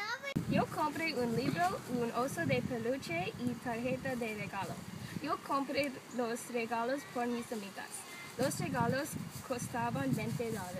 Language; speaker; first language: Spanish; non-native, learner; English